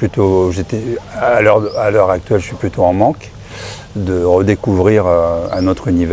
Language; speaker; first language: French; native; French